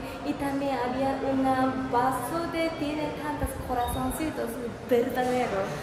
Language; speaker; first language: Spanish; non-native, learner; Japanese